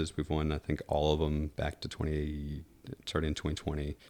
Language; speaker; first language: English; native; English